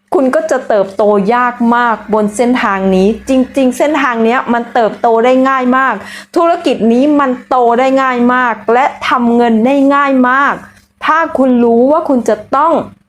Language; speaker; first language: Thai; native; Thai